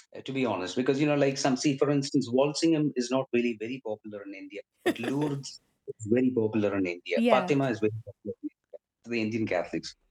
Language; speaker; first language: English; non-native, local second language; Malayalam